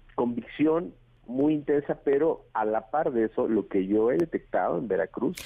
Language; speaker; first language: Spanish; native; Spanish